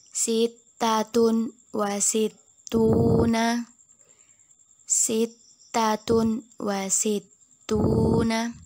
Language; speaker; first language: Arabic; non-native, fluent; Indonesian